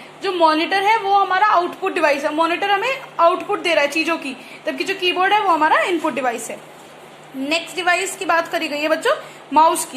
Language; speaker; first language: Hindi; native; Hindi